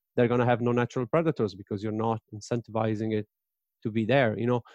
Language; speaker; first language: English; non-native, fluent; Italian